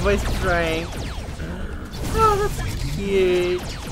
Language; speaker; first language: English; native; English